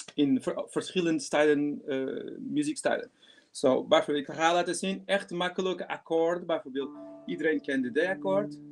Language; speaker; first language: Dutch; non-native, learner; Portuguese